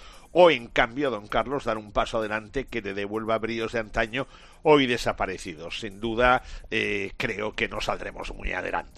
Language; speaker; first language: Spanish; native; Spanish